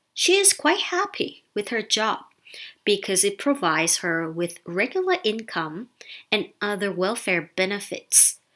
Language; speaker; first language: English; non-native, fluent; Thai